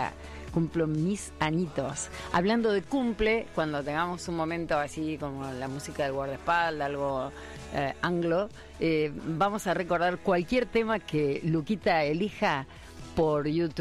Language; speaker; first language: Spanish; native; Spanish